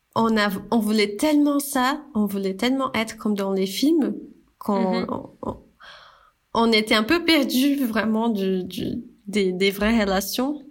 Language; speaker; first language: French; non-native, fluent; Portuguese